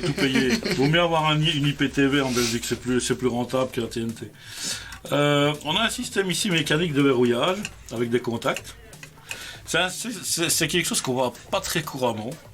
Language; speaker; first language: French; native; French